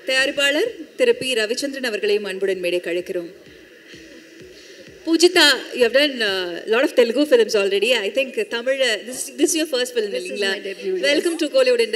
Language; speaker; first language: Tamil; native; Tamil